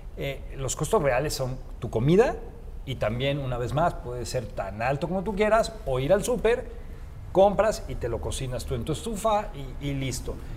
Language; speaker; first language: Spanish; native; Spanish